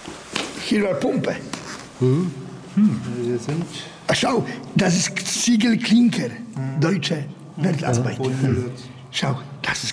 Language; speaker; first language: German; non-native, learner; Polish